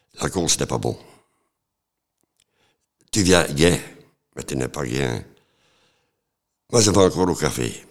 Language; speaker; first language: French; non-native, local second language; Dutch